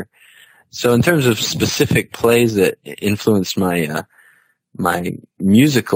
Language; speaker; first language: English; native; English